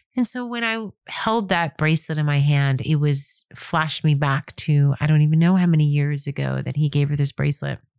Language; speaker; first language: English; native; English